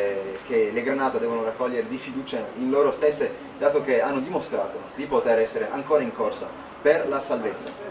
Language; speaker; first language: Italian; native; Italian